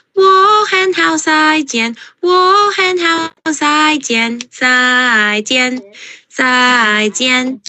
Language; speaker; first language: Chinese; non-native, learner; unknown